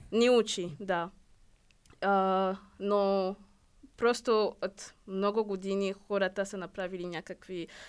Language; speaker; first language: Bulgarian; non-native, learner; Rundi